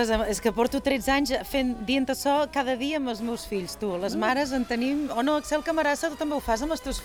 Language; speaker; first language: Catalan; native; Catalan